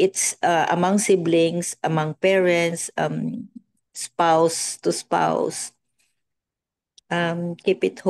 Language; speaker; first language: English; non-native, local second language; Filipino